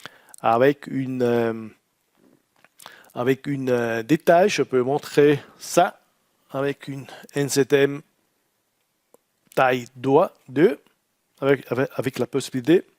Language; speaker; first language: French; non-native, learner; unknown